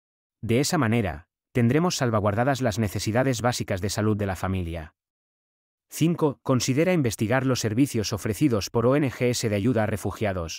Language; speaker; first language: Spanish; native; Spanish